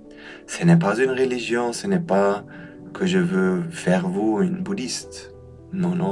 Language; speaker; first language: French; non-native, learner; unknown